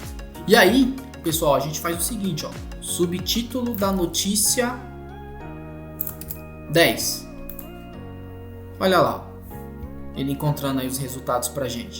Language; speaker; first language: Portuguese; native; Portuguese